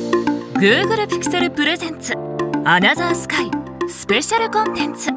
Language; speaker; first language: Japanese; native; Japanese